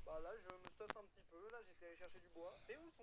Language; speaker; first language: French; native; French